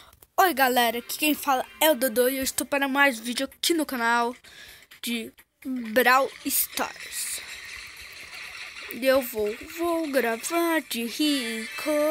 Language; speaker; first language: Portuguese; native; Portuguese